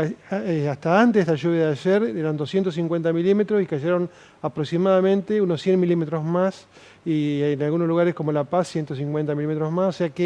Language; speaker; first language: Spanish; native; Spanish